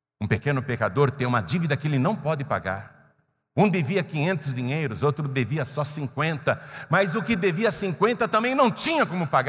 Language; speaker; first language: Portuguese; native; Portuguese